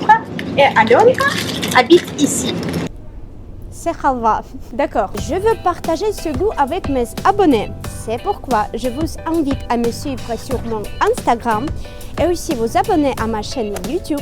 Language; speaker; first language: French; non-native, fluent; Russian